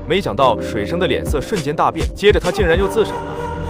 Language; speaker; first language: Chinese; native; Chinese